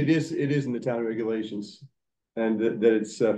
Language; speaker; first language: English; native; English